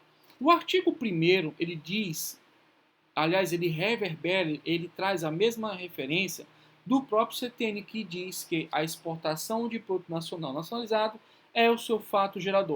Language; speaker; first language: Portuguese; native; Portuguese